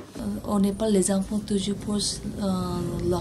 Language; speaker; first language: French; non-native, learner; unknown